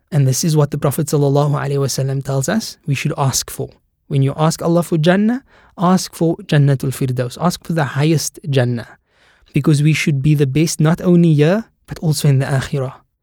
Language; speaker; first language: English; native; English